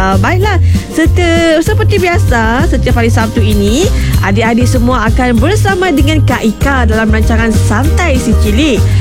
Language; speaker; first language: Malay; native; Malay